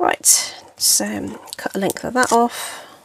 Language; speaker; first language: English; native; English